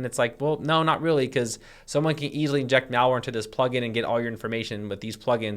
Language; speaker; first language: English; native; English